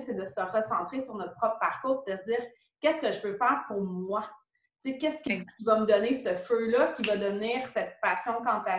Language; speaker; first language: French; native; French